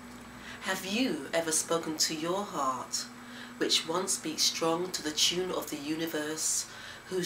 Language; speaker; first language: English; native; English